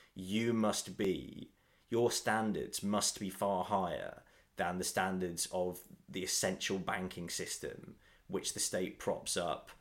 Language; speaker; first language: English; native; English